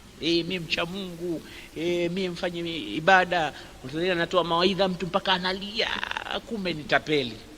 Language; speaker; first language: Swahili; native; Swahili